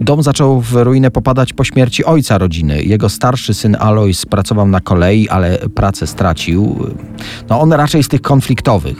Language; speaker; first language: Polish; native; Polish